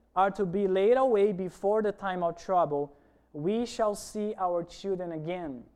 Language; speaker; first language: English; non-native, fluent; Portuguese